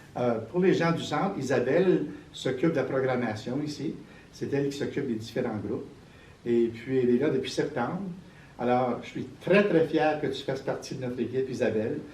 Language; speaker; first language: French; native; French